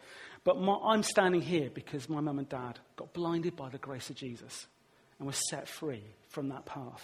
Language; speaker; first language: English; native; English